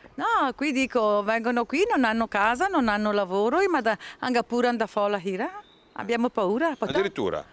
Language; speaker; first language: Italian; non-native, fluent; Bulgarian